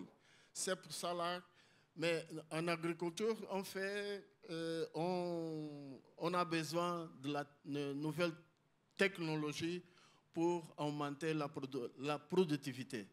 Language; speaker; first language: French; non-native, learner; Portuguese